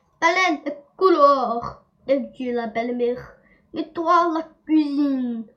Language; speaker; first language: French; non-native, learner; Chinese